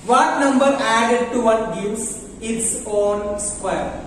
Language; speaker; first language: English; non-native, local second language; Malayalam